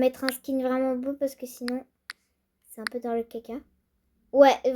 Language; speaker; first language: French; native; French